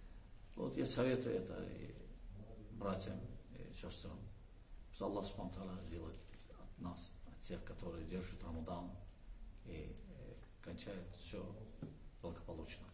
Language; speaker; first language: Russian; non-native, learner; Azerbaijani